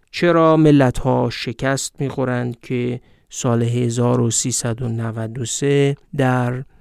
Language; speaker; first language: Persian; native; Persian